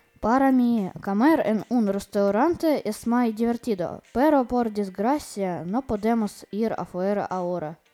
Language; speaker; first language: Spanish; non-native, learner; Russian